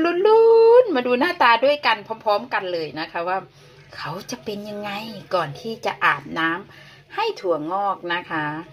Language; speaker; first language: Thai; native; Thai